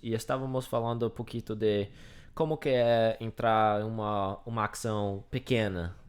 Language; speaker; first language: Portuguese; non-native, fluent; English